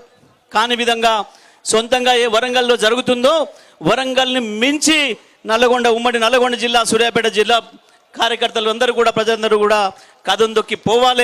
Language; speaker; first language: Telugu; native; Telugu